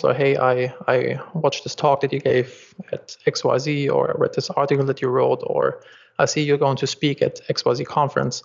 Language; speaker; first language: English; non-native, fluent; German